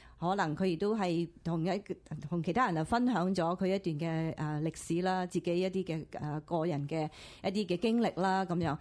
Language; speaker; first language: Cantonese; native; Cantonese